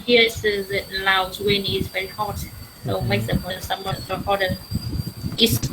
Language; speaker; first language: English; non-native, learner; Vietnamese